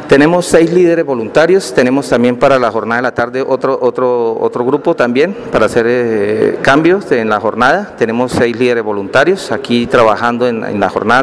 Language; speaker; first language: Spanish; native; Spanish